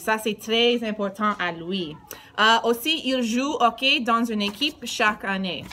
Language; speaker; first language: French; non-native, learner; English